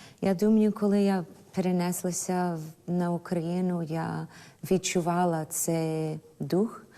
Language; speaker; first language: Ukrainian; early bilingual, heritage; Ukrainian